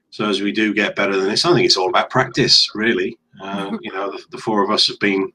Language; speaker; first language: English; native; English